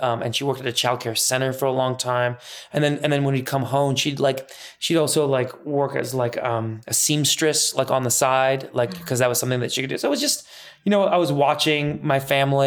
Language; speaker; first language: English; early bilingual, other home language; Persian